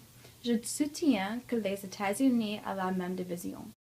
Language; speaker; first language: French; non-native, learner; English